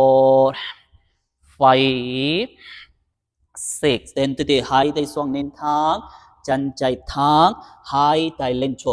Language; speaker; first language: Vietnamese; non-native, learner; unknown